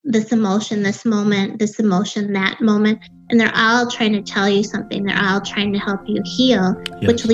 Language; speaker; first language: English; native; English